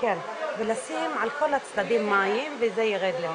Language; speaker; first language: Hebrew; non-native, local second language; Arabic